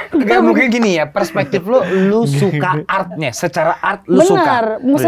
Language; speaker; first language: Indonesian; native; Indonesian